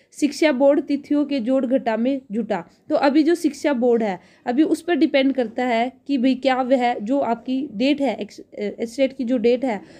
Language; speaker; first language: Hindi; native; Hindi